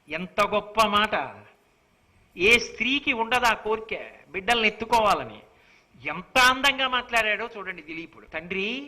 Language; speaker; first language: Telugu; native; Telugu